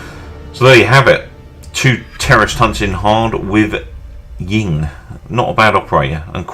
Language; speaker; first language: English; native; English